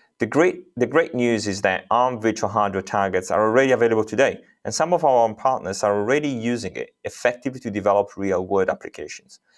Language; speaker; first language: English; non-native, fluent; Italian